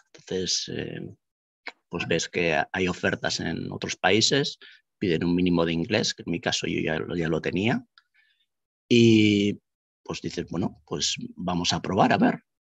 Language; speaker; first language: Spanish; native; Spanish